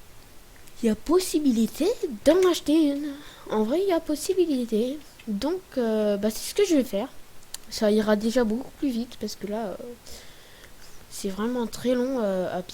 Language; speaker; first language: French; native; French